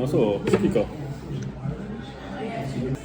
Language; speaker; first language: Japanese; non-native, fluent; French